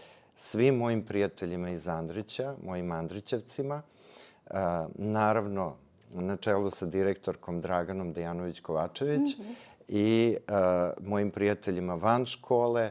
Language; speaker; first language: Serbian; native; Serbian